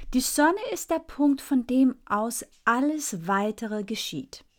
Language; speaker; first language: German; non-native, fluent; Danish